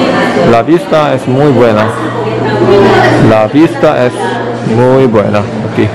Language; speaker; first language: Spanish; non-native, learner; Korean